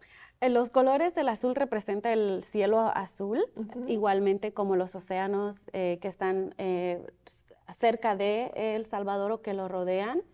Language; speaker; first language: Spanish; early bilingual, other home language; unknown